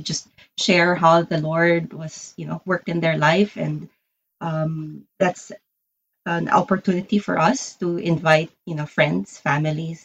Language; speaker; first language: English; non-native, local second language; Filipino